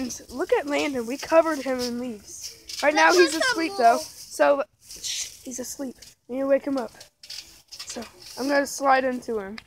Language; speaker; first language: English; native; English